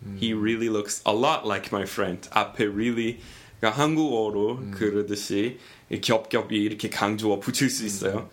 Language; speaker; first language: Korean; non-native, fluent; English